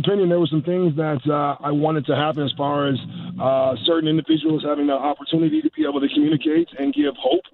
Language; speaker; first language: English; native; English